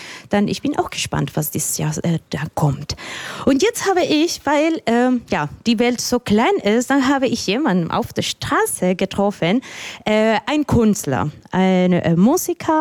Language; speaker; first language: German; non-native, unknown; Spanish